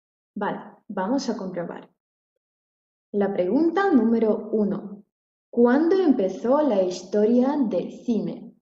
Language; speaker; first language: Spanish; non-native, fluent; Russian